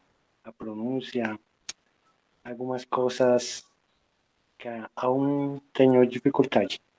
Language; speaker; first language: Portuguese; non-native, learner; Spanish